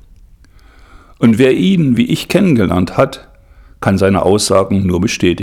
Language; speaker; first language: German; native; German